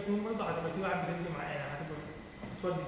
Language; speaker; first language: Arabic; native; Arabic